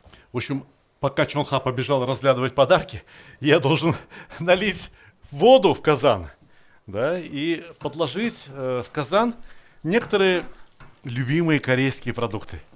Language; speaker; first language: Russian; native; Russian